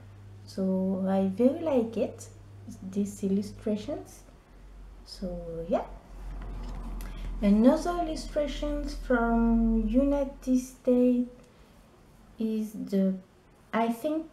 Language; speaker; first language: English; non-native, learner; French